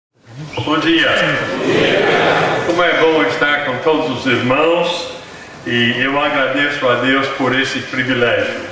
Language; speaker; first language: Portuguese; non-native, fluent; English